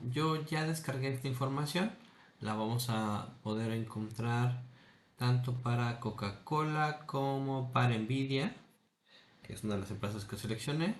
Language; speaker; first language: Spanish; native; Spanish